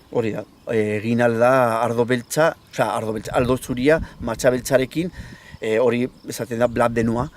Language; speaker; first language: Basque; non-native, local second language; Spanish